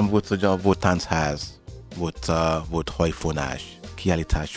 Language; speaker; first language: Hungarian; non-native, learner; Yoruba